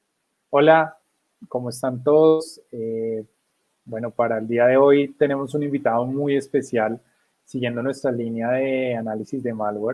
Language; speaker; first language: Spanish; native; Spanish